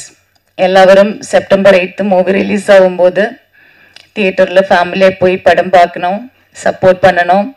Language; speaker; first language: Tamil; non-native, learner; Malayalam